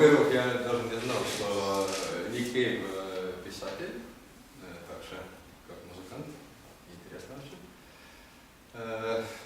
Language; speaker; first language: Russian; non-native, learner; Estonian